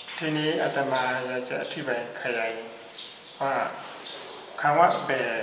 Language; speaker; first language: Thai; non-native, fluent; Burmese